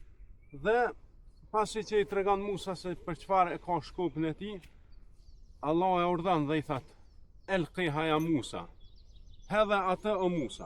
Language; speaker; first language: Albanian; native; Albanian